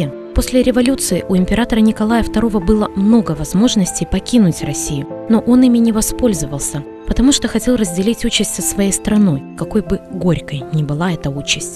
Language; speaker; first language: Russian; native; Russian